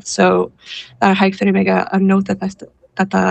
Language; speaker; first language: Icelandic; non-native, fluent; English